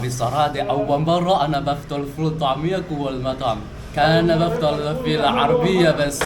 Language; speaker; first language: Arabic; non-native, fluent; Chinese